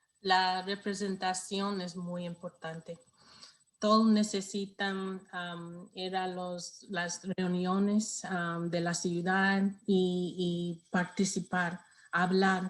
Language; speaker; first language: Spanish; non-native, learner; English